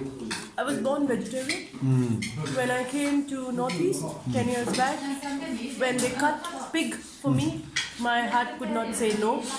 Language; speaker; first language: English; non-native, local second language; Hindi